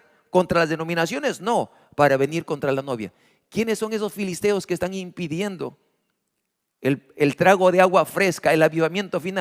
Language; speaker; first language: Spanish; native; Spanish